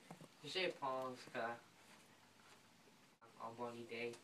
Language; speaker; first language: French; non-native, learner; English